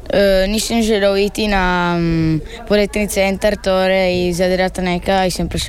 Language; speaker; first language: Slovenian; early bilingual, heritage; Italian